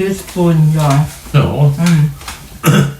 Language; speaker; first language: English; non-native, learner; Thai